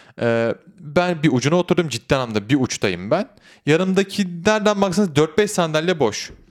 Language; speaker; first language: Turkish; native; Turkish